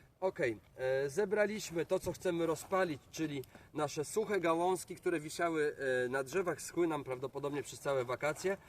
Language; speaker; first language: Polish; native; Polish